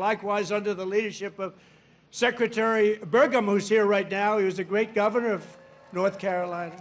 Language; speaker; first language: English; native; English